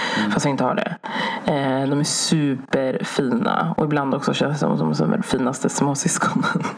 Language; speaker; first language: Swedish; early bilingual, other home language; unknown